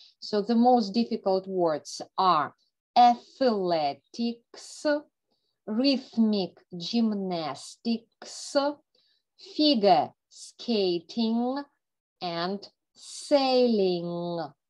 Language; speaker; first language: English; non-native, fluent; Ukrainian